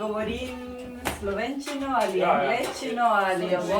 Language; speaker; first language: Slovenian; non-native, learner; Spanish